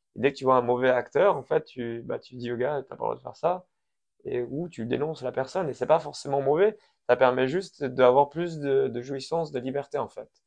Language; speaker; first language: French; early bilingual, other home language; Persian